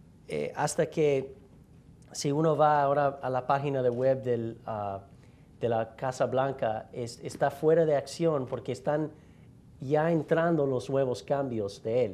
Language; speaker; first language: Spanish; non-native, fluent; English